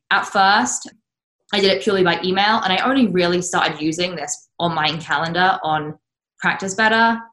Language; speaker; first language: English; native; English